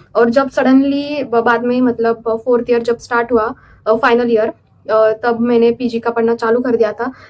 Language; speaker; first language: Hindi; non-native, local second language; Marathi